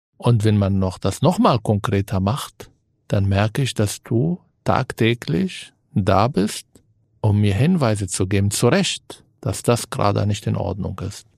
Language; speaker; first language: German; non-native, fluent; Arabic